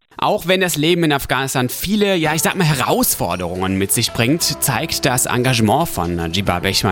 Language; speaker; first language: German; native; German